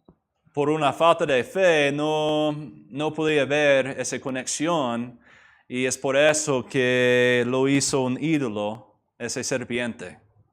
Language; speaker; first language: Spanish; non-native, fluent; English